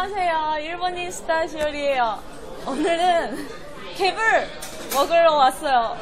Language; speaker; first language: Korean; non-native, fluent; Japanese